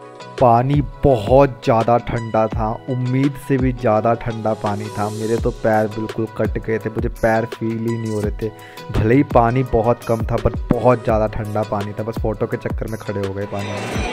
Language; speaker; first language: Hindi; native; Hindi